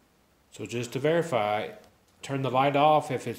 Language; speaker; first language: English; native; English